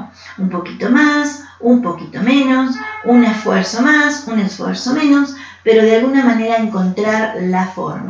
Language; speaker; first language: Spanish; native; Spanish